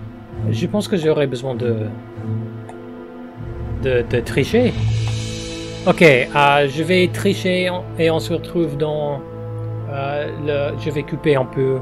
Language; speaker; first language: French; non-native, fluent; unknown